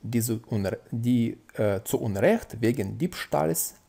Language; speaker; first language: German; non-native, fluent; Russian